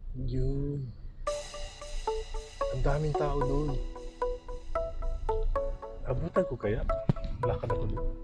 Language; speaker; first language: Filipino; non-native, local second language; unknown